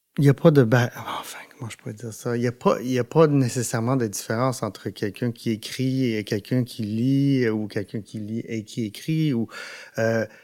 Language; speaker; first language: French; non-native, local second language; English